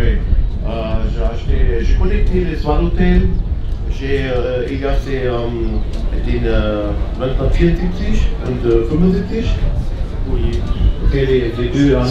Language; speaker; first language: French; non-native, learner; German